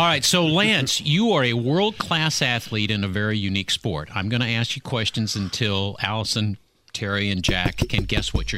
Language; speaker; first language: English; native; English